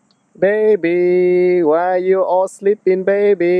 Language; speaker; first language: English; non-native, fluent; Vietnamese